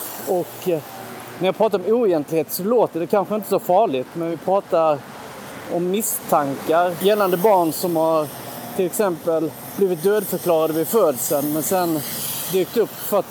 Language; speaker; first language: Swedish; native; Swedish